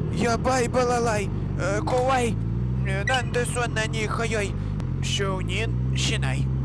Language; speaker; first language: Japanese; non-native, learner; Russian